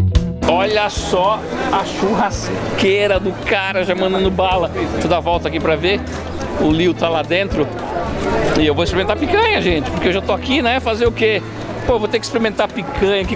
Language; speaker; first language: Portuguese; native; Portuguese